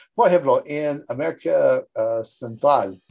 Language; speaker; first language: Spanish; early bilingual, heritage; English